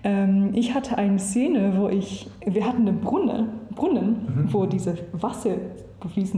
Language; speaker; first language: German; non-native, learner; English